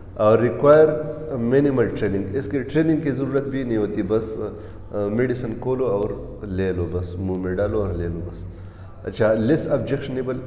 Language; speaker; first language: Urdu; non-native, local second language; Pashto